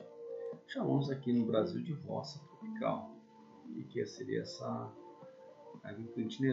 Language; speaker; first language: Portuguese; native; Portuguese